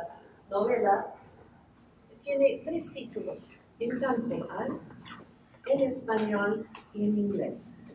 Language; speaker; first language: Spanish; non-native, fluent; English